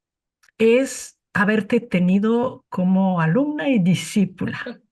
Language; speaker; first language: Spanish; non-native, fluent; Arabic